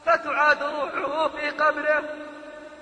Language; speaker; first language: Arabic; native; Arabic